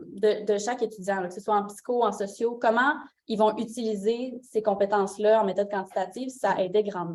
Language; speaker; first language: French; native; French